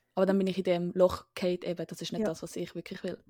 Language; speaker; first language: Swiss German; early bilingual, other home language; Sinhala